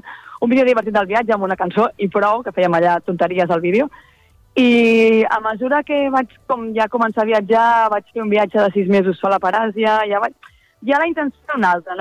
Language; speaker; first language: Catalan; native; Catalan